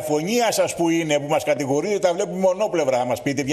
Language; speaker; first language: Greek; native; Greek